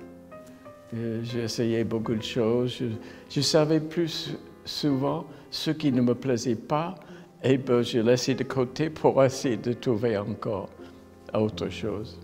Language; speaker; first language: French; non-native, fluent; English